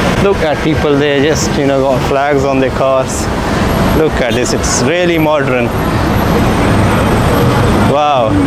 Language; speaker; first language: English; non-native, local second language; Urdu